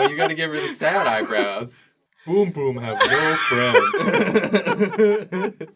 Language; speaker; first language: English; native; English